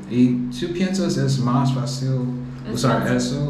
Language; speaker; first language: Spanish; non-native, learner; English